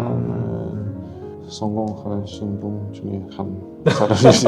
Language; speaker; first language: Korean; non-native, fluent; Russian